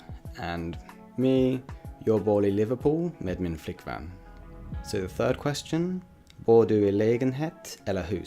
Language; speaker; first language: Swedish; non-native, learner; English